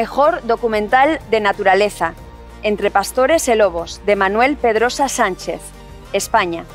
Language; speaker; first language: Spanish; native; Spanish